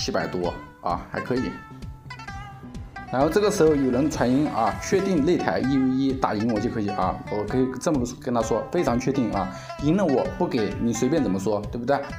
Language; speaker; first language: Chinese; native; Chinese